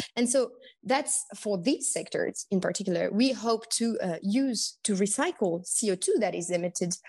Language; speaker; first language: English; non-native, fluent; French